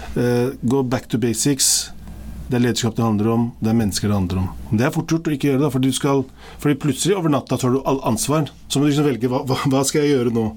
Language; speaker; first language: Norwegian; early bilingual, other home language; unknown